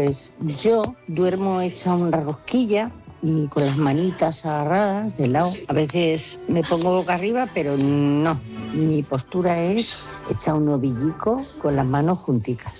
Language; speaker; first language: Spanish; native; Spanish